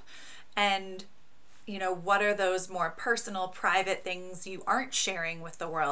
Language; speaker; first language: English; native; English